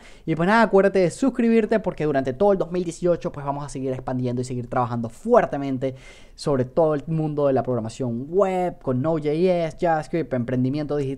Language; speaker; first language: Spanish; native; Spanish